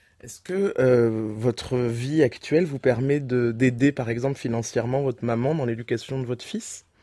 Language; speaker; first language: French; native; French